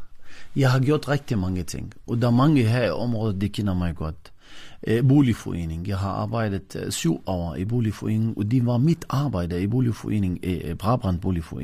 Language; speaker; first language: Danish; non-native, fluent; Arabic